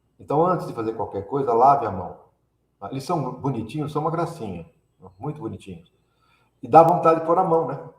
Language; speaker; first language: Portuguese; early bilingual, other home language; Italian